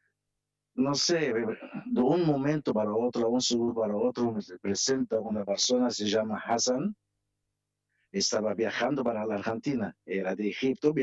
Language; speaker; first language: Spanish; non-native, fluent; Arabic